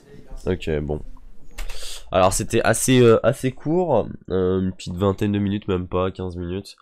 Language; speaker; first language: French; native; French